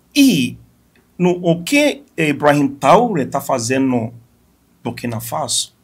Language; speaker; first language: Portuguese; non-native, fluent; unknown